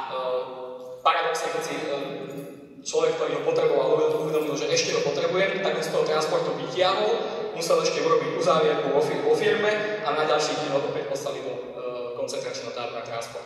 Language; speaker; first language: Slovak; native; Slovak